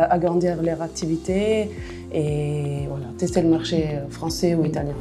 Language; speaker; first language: French; non-native, fluent; Italian